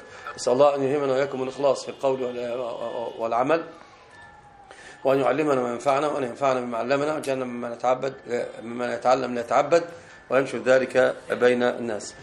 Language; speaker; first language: Arabic; native; Arabic